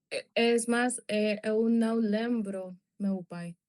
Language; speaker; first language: Portuguese; non-native, learner; Spanish